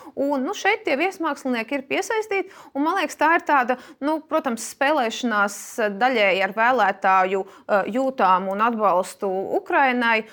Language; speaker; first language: Latvian; native; Latvian